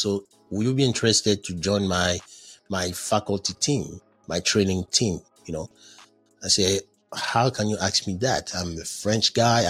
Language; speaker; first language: English; non-native, fluent; French